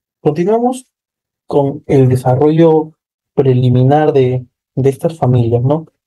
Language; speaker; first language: Spanish; native; Spanish